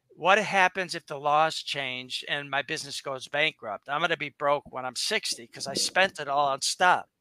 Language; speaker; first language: English; native; English